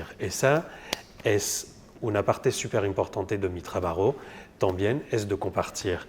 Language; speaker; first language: Spanish; non-native, fluent; French